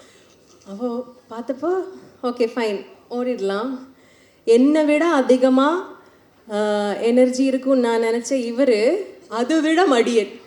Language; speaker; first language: Tamil; non-native, learner; Malayalam